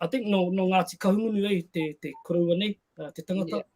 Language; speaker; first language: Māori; non-native, local second language; English